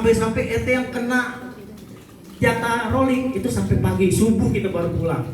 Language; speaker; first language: Indonesian; native; Indonesian